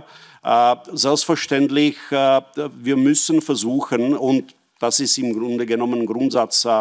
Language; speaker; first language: German; non-native, fluent; Czech